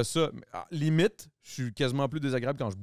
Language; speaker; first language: French; native; French